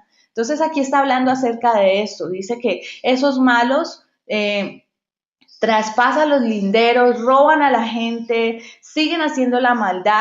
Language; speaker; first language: Spanish; native; Spanish